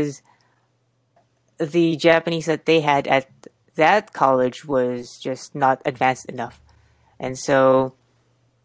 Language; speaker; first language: English; non-native, local second language; Cebuano